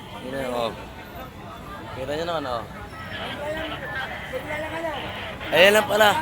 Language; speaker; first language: Filipino; native; Filipino